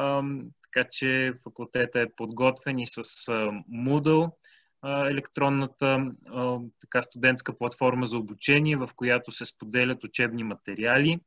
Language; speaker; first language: Bulgarian; native; Bulgarian